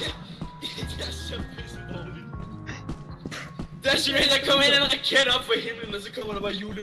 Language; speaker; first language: Danish; native; Danish